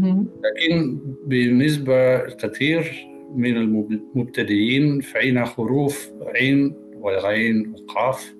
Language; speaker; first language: Arabic; non-native, learner; Dutch